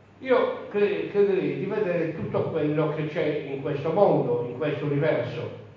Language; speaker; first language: Italian; native; Italian